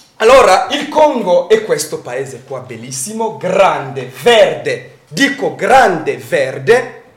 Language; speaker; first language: Italian; non-native, fluent; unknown